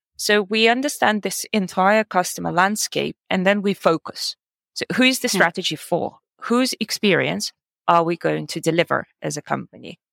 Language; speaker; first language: English; non-native, fluent; Russian